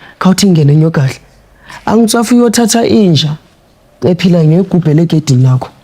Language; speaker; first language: Zulu; non-native, local second language; Tsonga